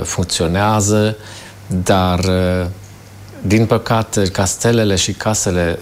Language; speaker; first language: Romanian; non-native, fluent; German